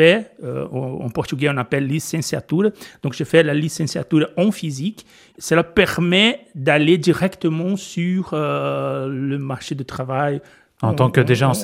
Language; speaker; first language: French; non-native, fluent; Portuguese